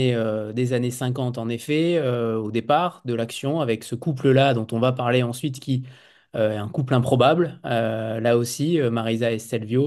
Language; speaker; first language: French; native; French